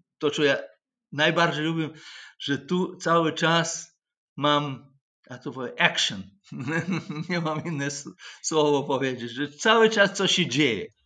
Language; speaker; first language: Polish; non-native, fluent; Russian